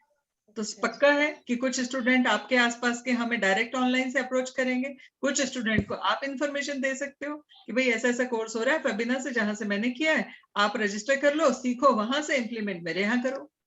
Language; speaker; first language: Hindi; native; Hindi